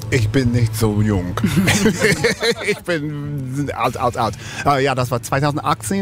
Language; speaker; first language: German; non-native, learner; English